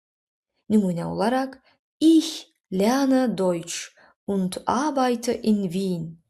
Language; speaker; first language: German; non-native, fluent; Azerbaijani